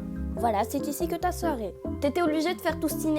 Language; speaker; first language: French; native; French